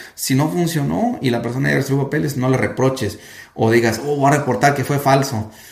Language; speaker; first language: Spanish; early bilingual, heritage; Spanish